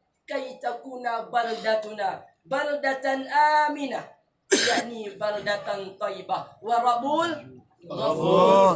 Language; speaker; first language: Arabic; non-native, learner; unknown